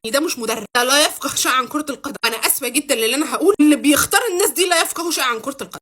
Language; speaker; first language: Arabic; native; Arabic